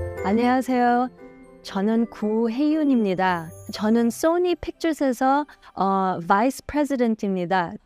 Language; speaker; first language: Korean; early bilingual, heritage; Korean